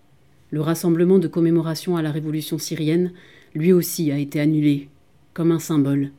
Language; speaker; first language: French; native; French